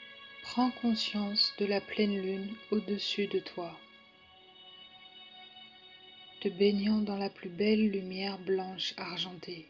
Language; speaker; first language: French; native; French